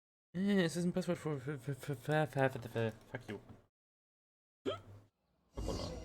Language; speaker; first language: German; native; German